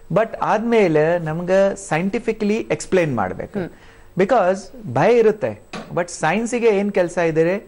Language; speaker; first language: Kannada; non-native, learner; Hindi